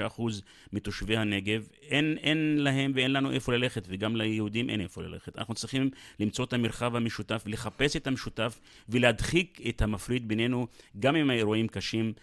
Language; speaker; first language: Hebrew; native; Hebrew